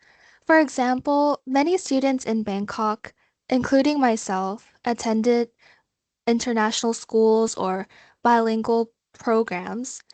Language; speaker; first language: English; non-native, fluent; Thai